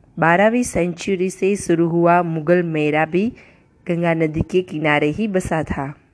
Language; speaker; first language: Hindi; non-native, local second language; Gujarati